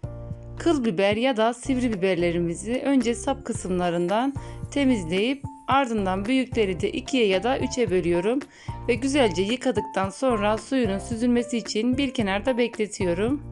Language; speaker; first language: Turkish; native; Turkish